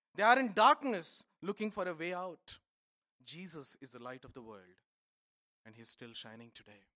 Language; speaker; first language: English; non-native, local second language; Telugu